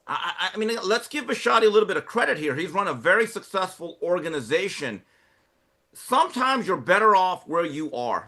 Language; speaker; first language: English; native; English